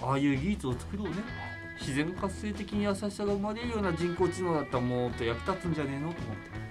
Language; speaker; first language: Japanese; native; Japanese